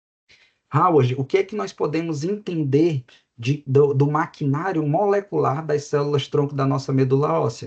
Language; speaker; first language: Portuguese; native; Portuguese